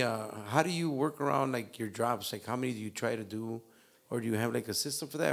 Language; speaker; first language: English; early bilingual, other home language; Spanish